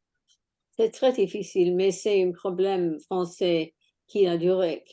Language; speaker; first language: French; non-native, fluent; English